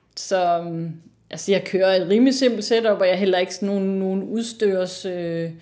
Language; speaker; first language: Danish; native; Danish